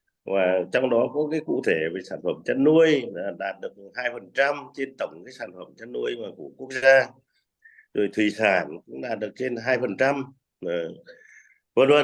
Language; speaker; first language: Vietnamese; native; Vietnamese